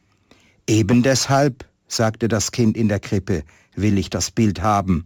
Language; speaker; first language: German; native; German